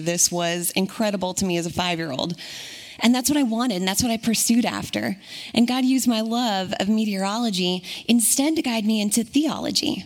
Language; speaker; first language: English; native; English